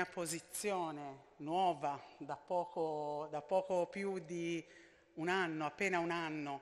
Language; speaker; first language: Italian; native; Italian